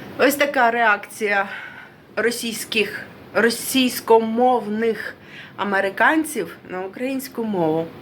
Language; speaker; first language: Ukrainian; non-native, local second language; Russian